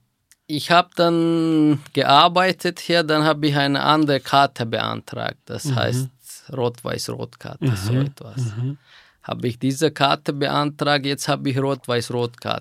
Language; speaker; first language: German; non-native, fluent; Persian